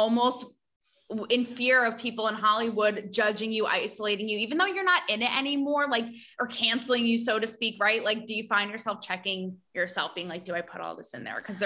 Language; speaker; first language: English; native; English